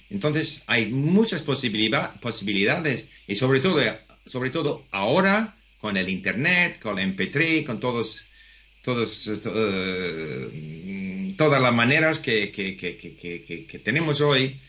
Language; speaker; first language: Spanish; non-native, fluent; English